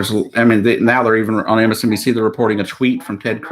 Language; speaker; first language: English; native; English